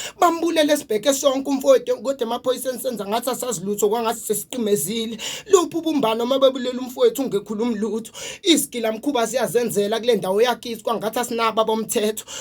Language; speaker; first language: Zulu; native; Zulu